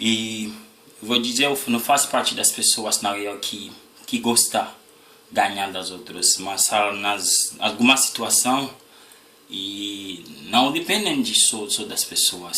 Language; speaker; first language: Portuguese; non-native, learner; Haitian Creole